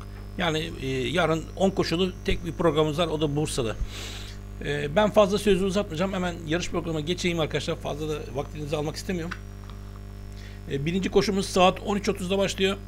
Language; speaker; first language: Turkish; native; Turkish